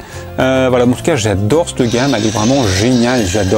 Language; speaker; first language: French; native; French